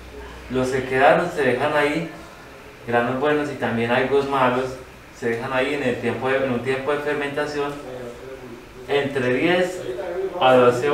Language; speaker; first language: Spanish; native; Spanish